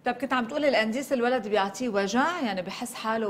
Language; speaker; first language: Arabic; native; Arabic